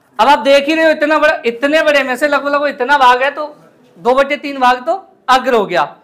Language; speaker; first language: Hindi; native; Hindi